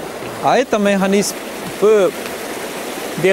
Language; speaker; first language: Russian; non-native, learner; Estonian